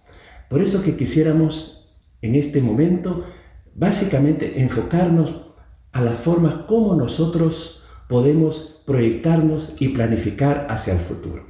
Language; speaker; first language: Spanish; native; Spanish